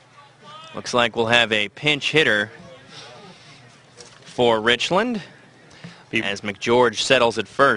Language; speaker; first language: English; native; English